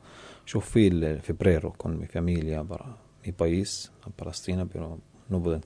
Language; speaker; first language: Spanish; non-native, learner; Arabic